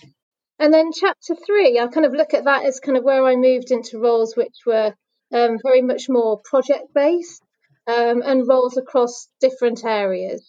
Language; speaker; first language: English; native; English